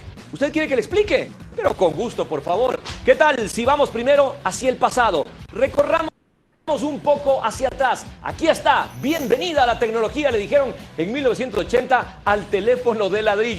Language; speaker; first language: Spanish; native; Spanish